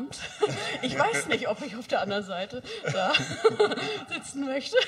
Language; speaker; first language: German; native; German